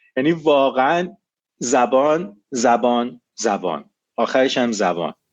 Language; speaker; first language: Persian; native; Persian